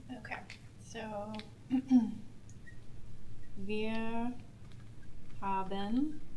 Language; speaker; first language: German; non-native, learner; English